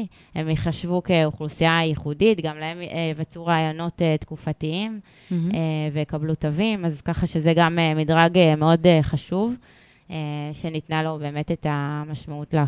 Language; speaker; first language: Hebrew; native; Hebrew